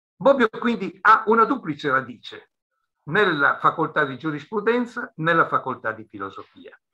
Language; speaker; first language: Italian; native; Italian